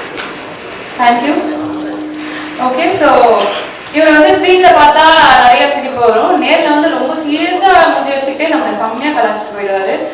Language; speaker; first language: Tamil; native; Tamil